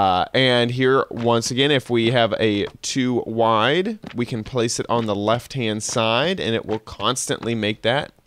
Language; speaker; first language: English; native; English